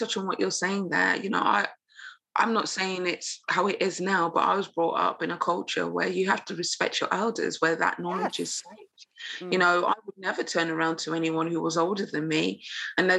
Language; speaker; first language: English; native; English